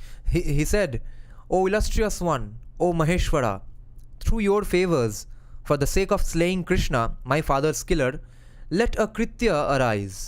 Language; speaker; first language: English; non-native, local second language; Bangla